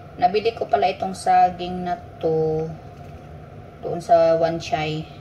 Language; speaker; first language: Filipino; non-native, local second language; Cebuano